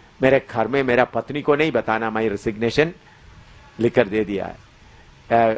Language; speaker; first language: Hindi; non-native, local second language; Malayalam